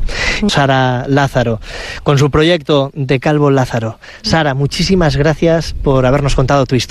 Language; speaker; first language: Spanish; native; Spanish